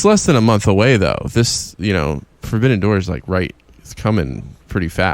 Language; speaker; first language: English; native; English